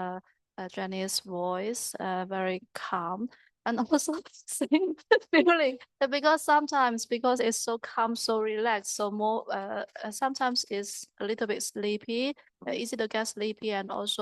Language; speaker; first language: English; non-native, learner; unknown